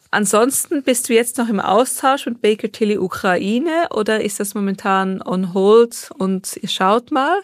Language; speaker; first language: German; native; German